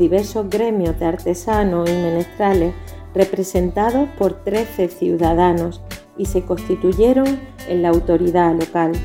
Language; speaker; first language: Spanish; native; Spanish